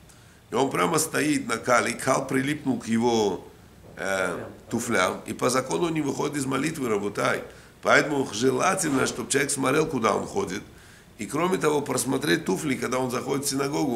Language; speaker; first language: Russian; native; Russian